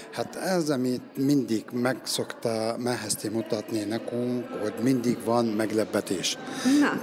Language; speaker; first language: Hungarian; non-native, learner; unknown